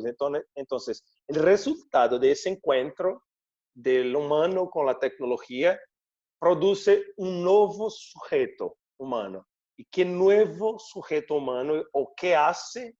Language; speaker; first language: Spanish; non-native, fluent; Portuguese